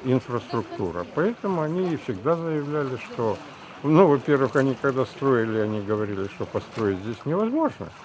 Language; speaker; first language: Russian; native; Russian